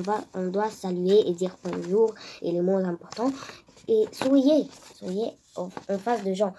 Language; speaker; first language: French; non-native, learner; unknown